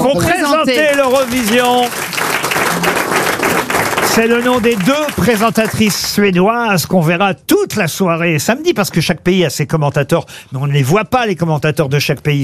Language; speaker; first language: French; native; French